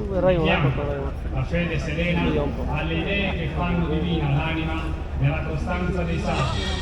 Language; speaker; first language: Italian; native; Italian